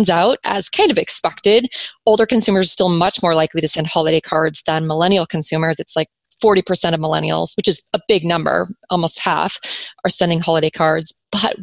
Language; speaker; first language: English; native; English